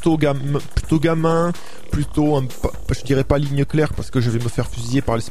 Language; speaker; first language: French; native; French